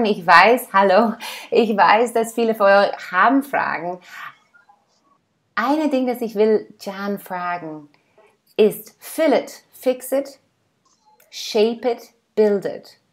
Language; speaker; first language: German; non-native, fluent; English